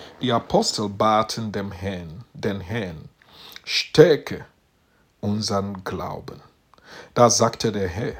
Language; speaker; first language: German; non-native, fluent; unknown